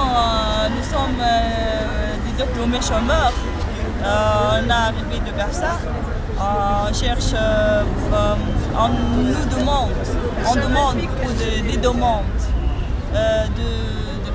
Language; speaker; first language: French; non-native, learner; Arabic